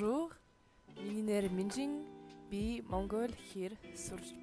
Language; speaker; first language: Mongolian; non-native, learner; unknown